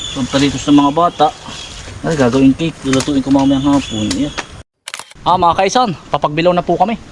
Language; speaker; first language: Filipino; native; Filipino